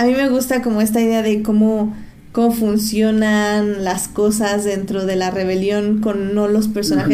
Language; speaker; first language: Spanish; native; Spanish